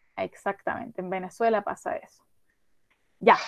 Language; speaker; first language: Spanish; native; Spanish